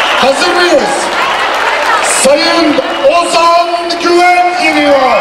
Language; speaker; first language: Turkish; native; Turkish